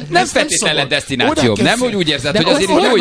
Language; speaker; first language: Hungarian; native; Hungarian